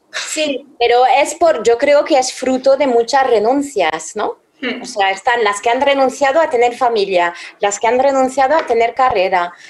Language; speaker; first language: Spanish; non-native, fluent; French